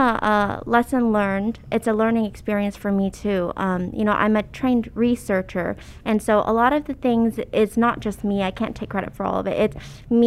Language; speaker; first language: English; early bilingual, other home language; Cantonese